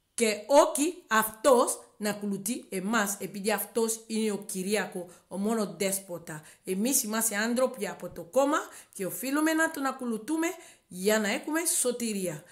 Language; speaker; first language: Greek; non-native, learner; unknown